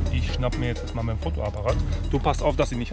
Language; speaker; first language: German; native; German